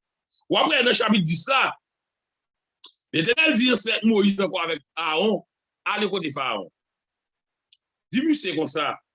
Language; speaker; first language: French; non-native, local second language; Haitian Creole